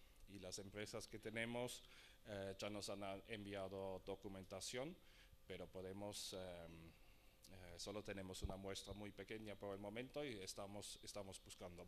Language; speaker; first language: Spanish; non-native, fluent; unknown